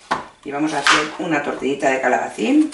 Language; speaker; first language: Spanish; native; Spanish